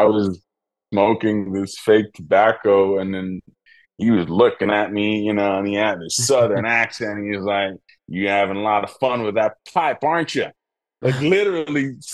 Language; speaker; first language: English; non-native, fluent; Dutch